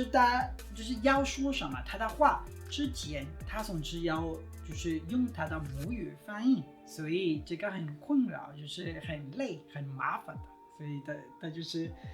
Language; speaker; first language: Chinese; non-native, fluent; Spanish